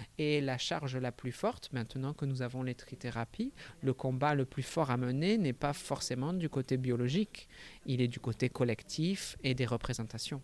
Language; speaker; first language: French; native; French